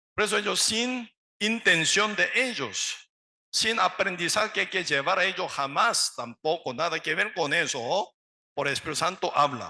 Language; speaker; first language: Spanish; non-native, learner; Korean